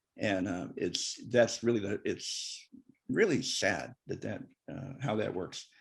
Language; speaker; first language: English; native; English